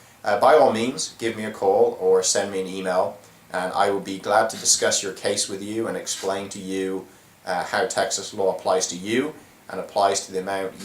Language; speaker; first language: English; native; English